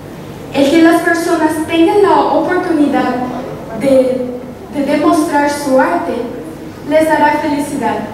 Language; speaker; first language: Spanish; non-native, local second language; Portuguese